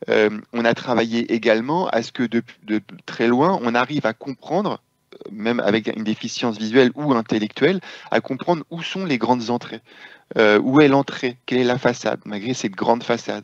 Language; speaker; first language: French; native; French